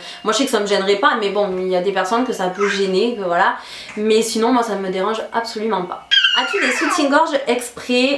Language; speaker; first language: French; native; French